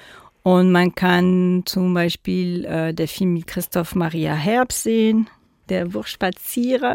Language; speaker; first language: German; non-native, fluent; French